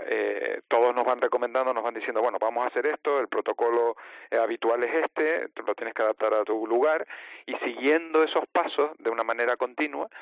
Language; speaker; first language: Spanish; native; Spanish